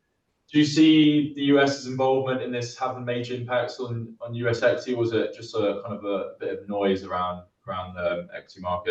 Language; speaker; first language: English; native; English